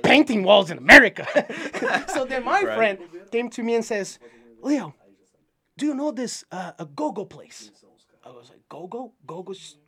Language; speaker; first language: English; non-native, fluent; Portuguese